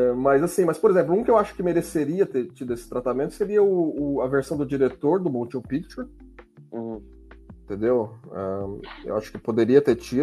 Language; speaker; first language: Portuguese; native; Portuguese